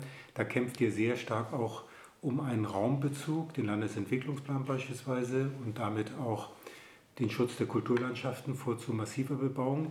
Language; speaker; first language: German; native; German